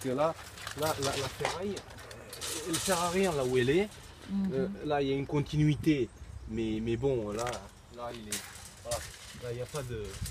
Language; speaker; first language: French; native; French